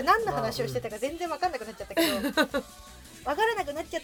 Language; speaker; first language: Japanese; native; Japanese